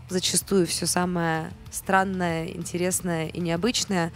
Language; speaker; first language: Russian; native; Russian